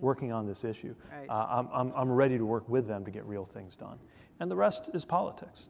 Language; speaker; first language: English; native; English